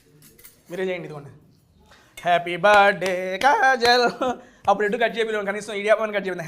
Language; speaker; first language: Telugu; native; Telugu